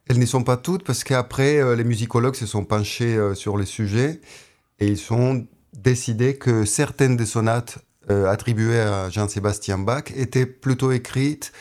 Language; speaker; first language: French; non-native, fluent; Spanish